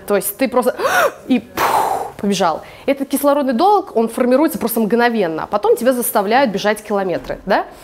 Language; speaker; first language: Russian; early bilingual, heritage; English